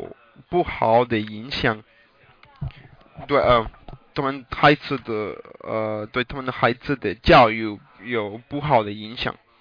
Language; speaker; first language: Chinese; non-native, learner; English